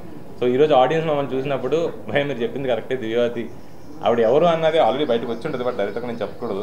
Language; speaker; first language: Telugu; native; Telugu